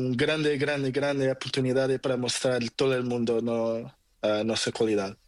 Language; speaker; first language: Spanish; non-native, learner; Portuguese